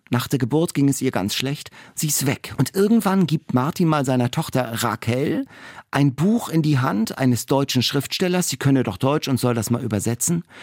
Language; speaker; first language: German; native; German